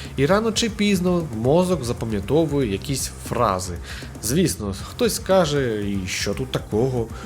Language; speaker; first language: Ukrainian; native; Ukrainian